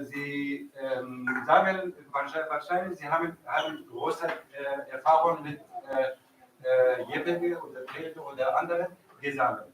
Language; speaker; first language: German; non-native, learner; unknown